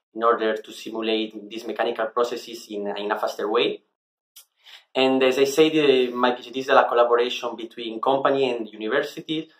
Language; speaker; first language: English; non-native, fluent; Italian